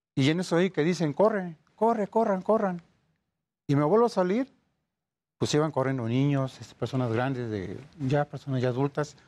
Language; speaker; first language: Spanish; native; Spanish